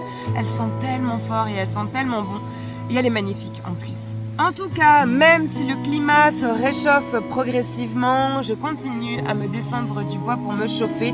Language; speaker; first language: French; native; French